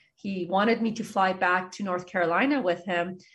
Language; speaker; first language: English; early bilingual, other home language; Persian